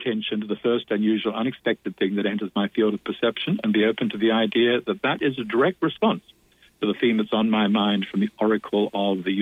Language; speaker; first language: English; native; English